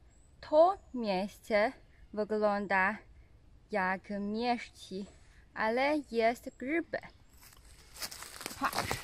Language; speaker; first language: Polish; non-native, learner; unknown